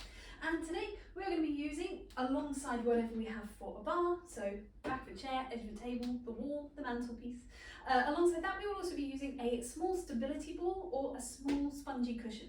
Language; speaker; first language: English; native; English